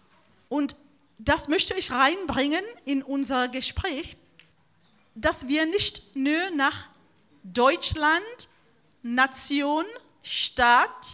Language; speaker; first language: German; non-native, fluent; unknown